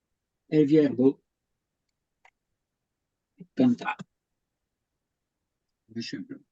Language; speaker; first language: Spanish; non-native, fluent; French